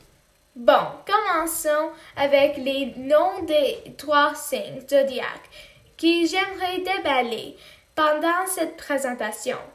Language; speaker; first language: French; non-native, learner; English